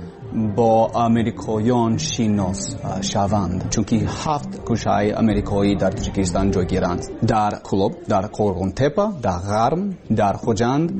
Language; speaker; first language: Persian; non-native, learner; English